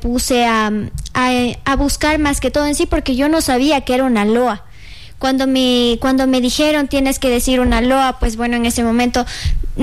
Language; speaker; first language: Spanish; native; Spanish